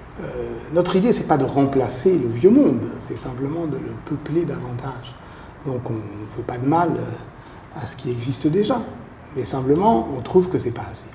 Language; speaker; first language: French; native; French